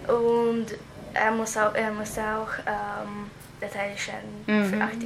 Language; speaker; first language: German; early bilingual, other home language; Croatian